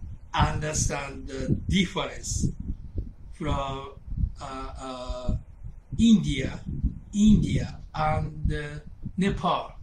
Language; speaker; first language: English; non-native, learner; Japanese